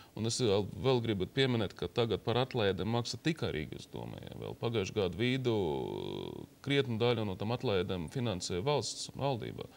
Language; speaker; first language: Latvian; non-native, local second language; Russian